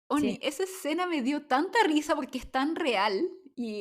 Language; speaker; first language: Spanish; native; Spanish